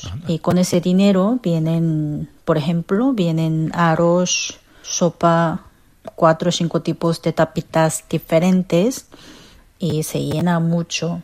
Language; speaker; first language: Spanish; non-native, fluent; Korean